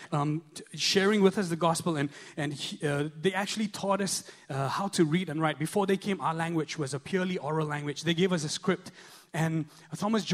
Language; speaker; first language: English; non-native, local second language; Khasi